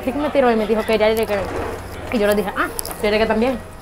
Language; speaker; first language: Spanish; early bilingual, heritage; Spanish